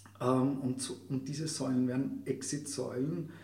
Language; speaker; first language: German; native; German